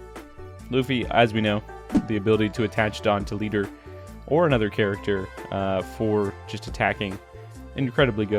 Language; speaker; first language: English; native; English